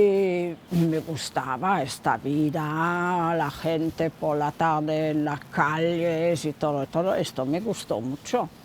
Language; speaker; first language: Spanish; non-native, fluent; German